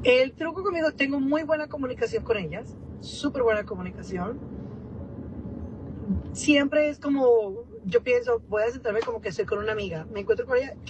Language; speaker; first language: Spanish; native; Spanish